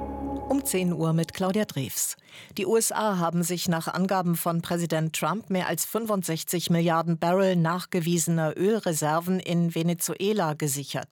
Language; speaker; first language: German; native; German